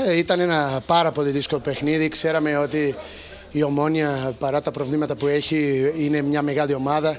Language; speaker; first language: Greek; non-native, fluent; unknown